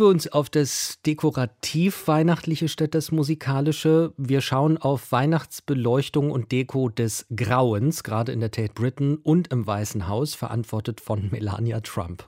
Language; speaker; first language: German; native; German